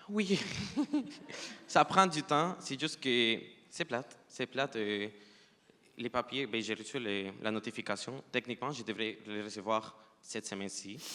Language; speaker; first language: French; non-native, fluent; Spanish